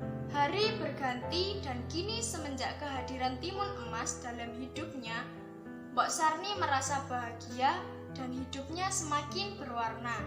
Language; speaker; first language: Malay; non-native, local second language; Javanese